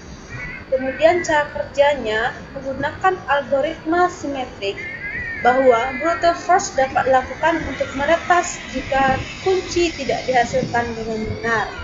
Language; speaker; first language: Indonesian; native; Indonesian